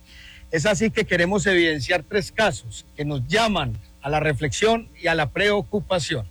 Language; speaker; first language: Spanish; native; Spanish